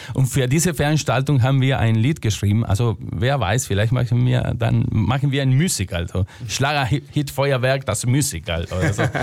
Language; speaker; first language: German; non-native, fluent; Spanish